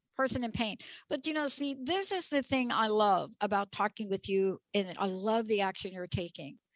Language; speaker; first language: English; native; English